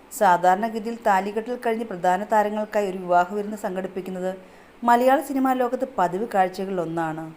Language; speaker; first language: Malayalam; native; Malayalam